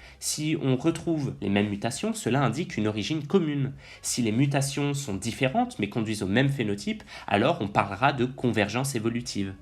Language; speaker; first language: French; native; French